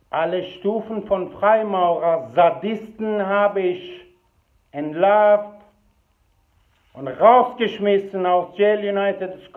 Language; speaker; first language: German; non-native, fluent; Persian